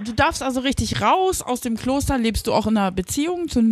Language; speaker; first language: German; native; German